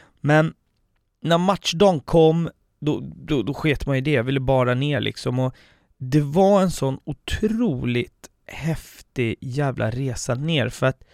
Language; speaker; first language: Swedish; native; Swedish